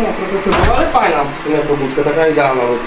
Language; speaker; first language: Polish; native; Polish